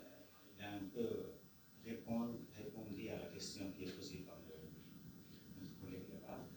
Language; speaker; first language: French; non-native, learner; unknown